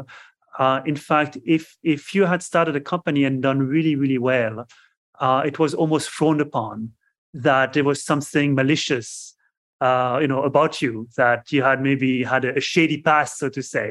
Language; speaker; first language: English; non-native, fluent; French